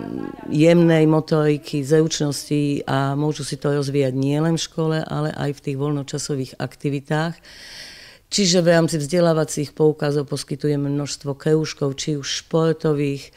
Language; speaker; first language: Slovak; native; Slovak